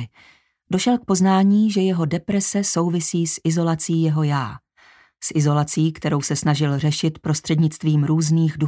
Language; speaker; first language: Czech; native; Czech